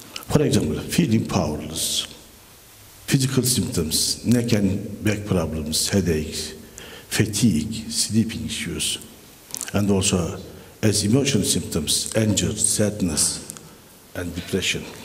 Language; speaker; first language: English; non-native, fluent; Turkish